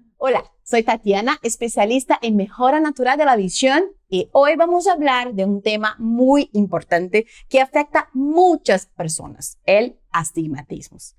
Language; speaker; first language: Spanish; non-native, fluent; Portuguese